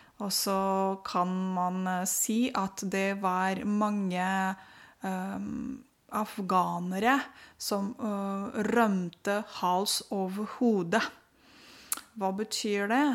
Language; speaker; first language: Norwegian; non-native, fluent; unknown